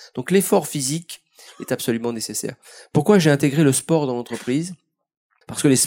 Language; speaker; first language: French; native; French